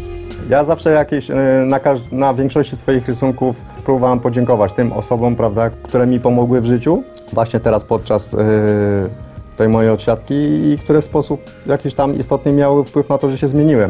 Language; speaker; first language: Polish; native; Polish